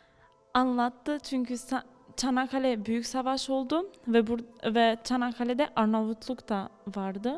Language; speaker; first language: Turkish; non-native, learner; Albanian